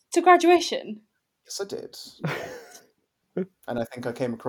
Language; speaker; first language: English; native; English